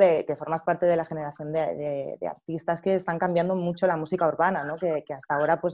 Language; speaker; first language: Spanish; native; Spanish